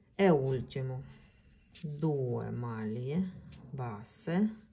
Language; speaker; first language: Italian; non-native, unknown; Ukrainian